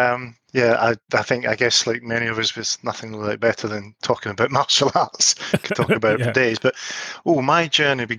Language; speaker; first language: English; native; English